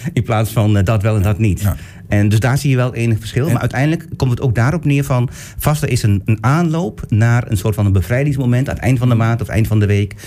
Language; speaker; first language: Dutch; early bilingual, other home language; Turkish